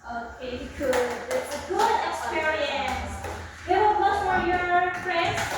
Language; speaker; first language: English; non-native, learner; Indonesian